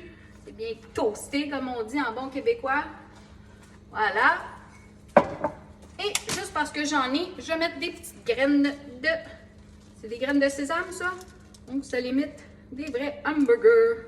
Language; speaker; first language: French; native; French